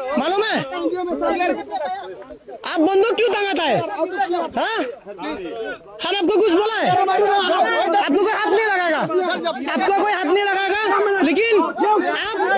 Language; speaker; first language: Hindi; non-native, learner; Bangla